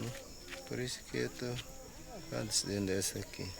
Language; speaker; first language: Portuguese; non-native, local second language; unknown